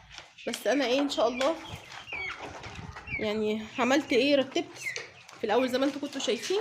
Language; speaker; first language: Arabic; native; Arabic